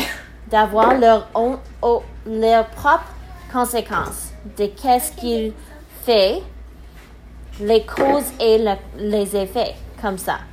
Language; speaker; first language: French; non-native, learner; English